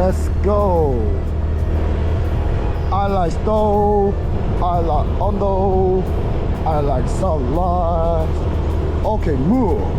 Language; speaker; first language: English; non-native, learner; Korean